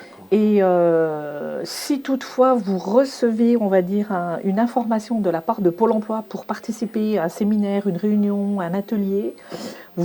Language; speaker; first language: French; native; French